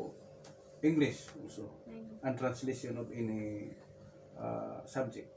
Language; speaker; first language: English; non-native, local second language; Cebuano